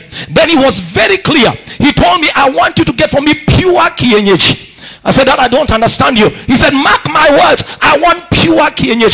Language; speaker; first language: English; non-native, local second language; Swahili